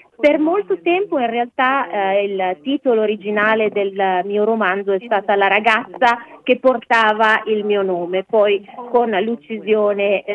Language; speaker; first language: Italian; non-native, fluent; Persian